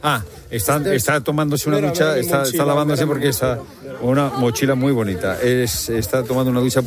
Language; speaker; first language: Spanish; native; Spanish